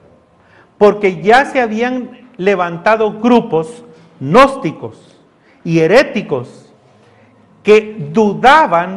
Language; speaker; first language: Spanish; native; Spanish